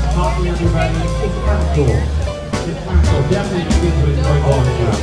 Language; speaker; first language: English; native; English